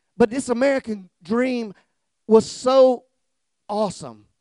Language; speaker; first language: English; native; English